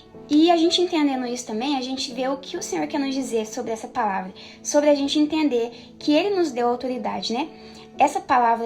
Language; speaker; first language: Portuguese; native; Portuguese